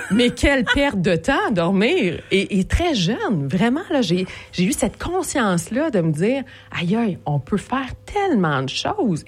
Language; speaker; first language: French; early bilingual, other home language; Portuguese